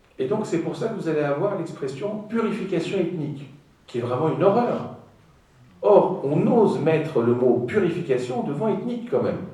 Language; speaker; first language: French; non-native, fluent; Greek